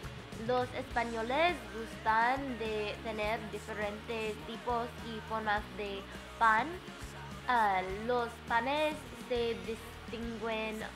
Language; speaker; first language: Spanish; non-native, learner; English